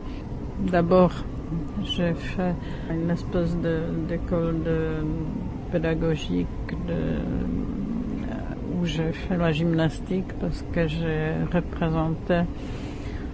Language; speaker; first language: French; non-native, fluent; Czech